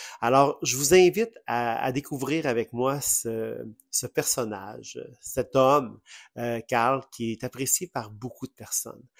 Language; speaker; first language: French; native; French